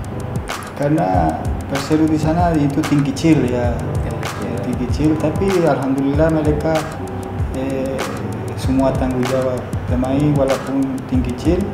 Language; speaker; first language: Indonesian; non-native, fluent; Spanish